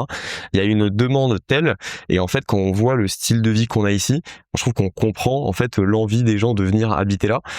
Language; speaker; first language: French; native; French